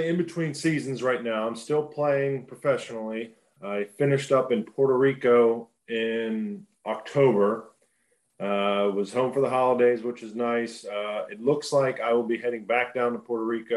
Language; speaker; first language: English; native; English